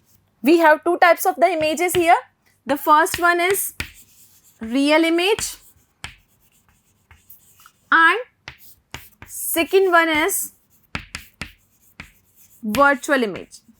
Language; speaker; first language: English; non-native, local second language; Hindi